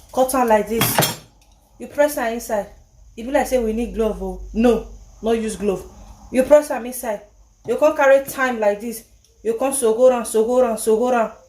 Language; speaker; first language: Nigerian Pidgin; native; Nigerian Pidgin